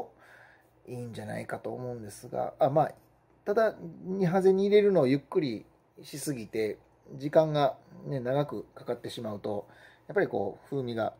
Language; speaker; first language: Japanese; native; Japanese